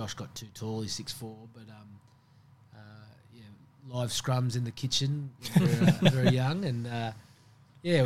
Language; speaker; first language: English; native; English